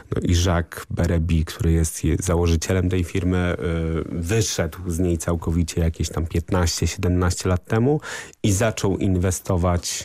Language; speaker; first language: Polish; native; Polish